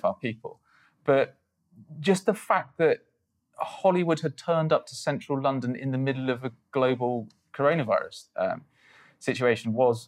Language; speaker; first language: English; native; English